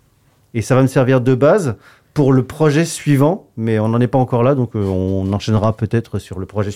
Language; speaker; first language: French; native; French